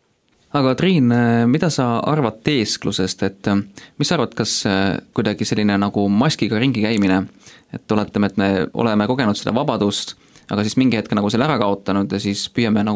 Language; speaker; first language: Estonian; native; Estonian